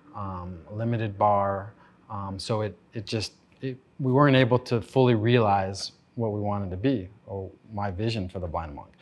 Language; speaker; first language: English; native; English